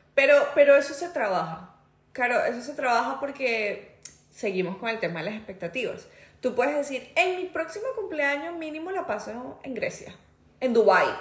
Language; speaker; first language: Spanish; native; Spanish